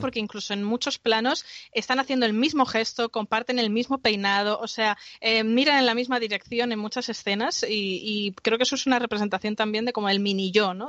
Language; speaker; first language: Spanish; native; Spanish